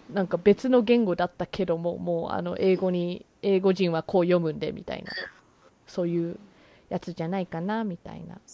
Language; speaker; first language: Japanese; early bilingual, heritage; Japanese